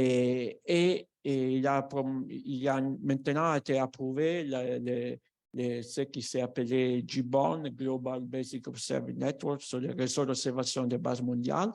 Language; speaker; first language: French; non-native, fluent; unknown